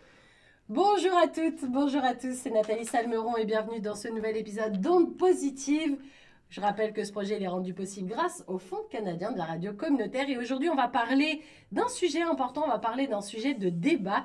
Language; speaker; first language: French; native; French